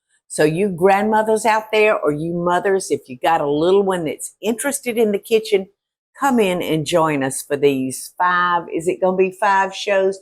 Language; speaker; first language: English; native; English